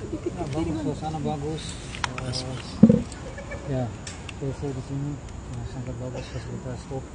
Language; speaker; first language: Indonesian; non-native, fluent; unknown